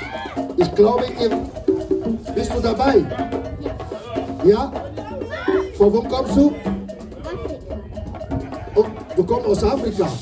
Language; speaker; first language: German; non-native, learner; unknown